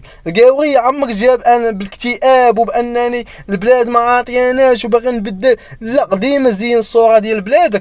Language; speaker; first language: Arabic; native; Arabic